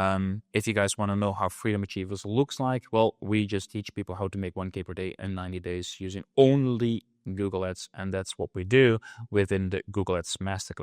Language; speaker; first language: English; non-native, fluent; Dutch